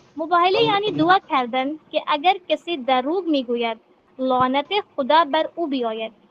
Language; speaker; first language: Persian; non-native, learner; Urdu